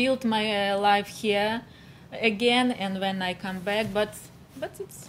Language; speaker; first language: English; non-native, learner; Ukrainian